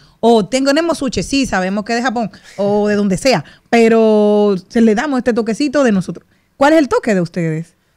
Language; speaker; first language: Spanish; native; Spanish